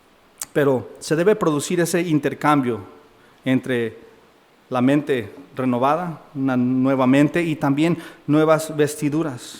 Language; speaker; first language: Spanish; native; Spanish